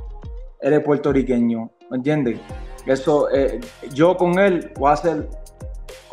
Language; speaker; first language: Spanish; early bilingual, heritage; Spanish